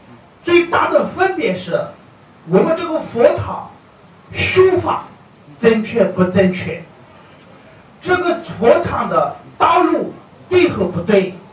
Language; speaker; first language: Chinese; non-native, fluent; Tibetan